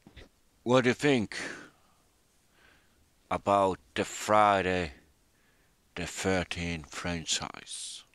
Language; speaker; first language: English; non-native, fluent; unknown